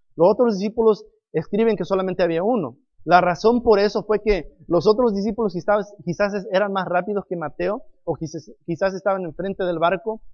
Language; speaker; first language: Spanish; non-native, fluent; English